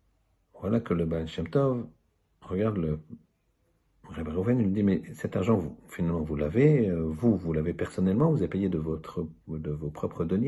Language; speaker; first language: French; native; French